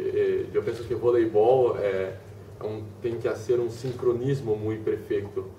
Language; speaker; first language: Spanish; non-native, learner; Portuguese